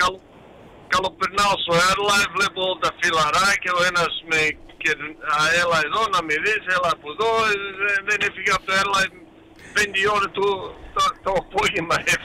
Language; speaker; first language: Greek; early bilingual, heritage; Greek